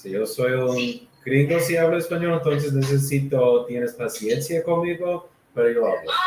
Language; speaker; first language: Spanish; non-native, learner; English